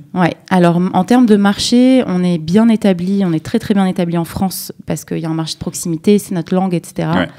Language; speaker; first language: French; native; French